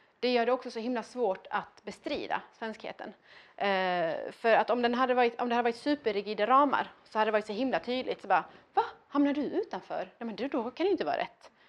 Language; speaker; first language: Swedish; early bilingual, other home language; Persian